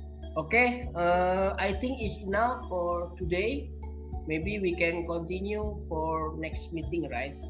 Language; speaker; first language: English; non-native, learner; Indonesian